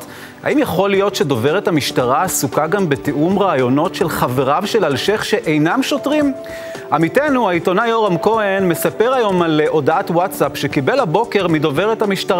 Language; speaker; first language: Hebrew; native; Hebrew